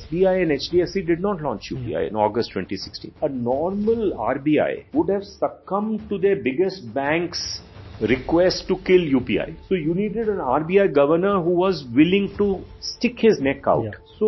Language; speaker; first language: English; non-native, local second language; Hindi